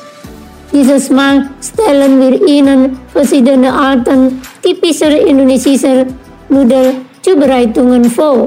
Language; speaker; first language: German; non-native, fluent; Indonesian